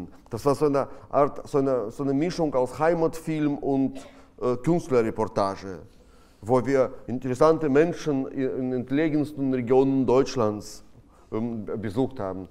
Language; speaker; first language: German; non-native, fluent; Russian